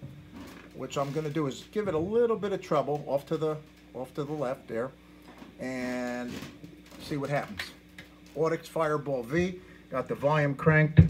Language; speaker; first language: English; native; English